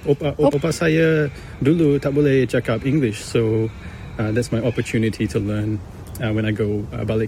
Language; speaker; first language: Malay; early bilingual, heritage; English